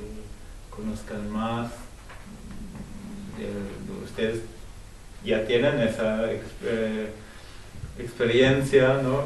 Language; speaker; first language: Spanish; non-native, fluent; German